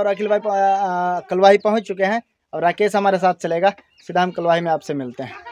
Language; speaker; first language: Hindi; non-native, local second language; Maithili